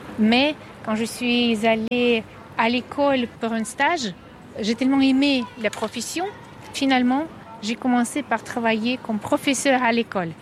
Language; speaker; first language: French; non-native, fluent; Russian